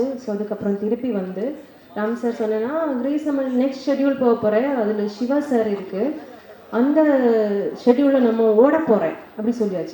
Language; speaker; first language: Tamil; non-native, learner; Malayalam